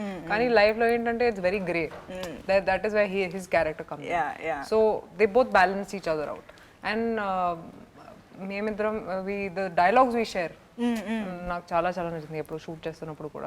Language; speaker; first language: Telugu; non-native, fluent; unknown